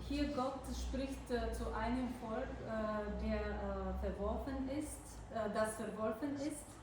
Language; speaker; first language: German; non-native, fluent; Bulgarian